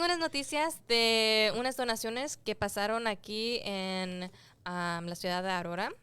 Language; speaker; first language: Spanish; early bilingual, heritage; Spanish